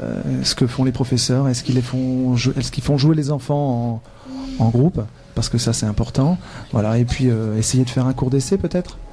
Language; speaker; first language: French; native; French